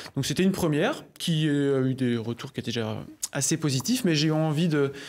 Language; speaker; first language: French; native; French